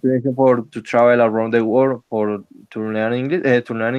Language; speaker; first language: English; non-native, learner; Spanish